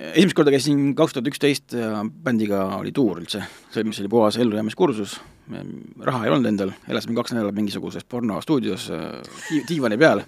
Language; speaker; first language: Estonian; native; Estonian